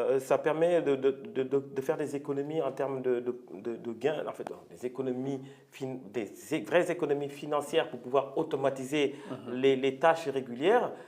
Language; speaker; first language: French; non-native, local second language; Wolof